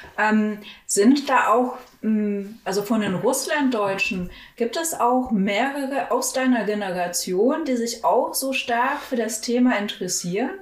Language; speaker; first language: German; native; German